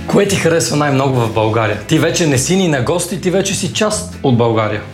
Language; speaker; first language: Bulgarian; native; Bulgarian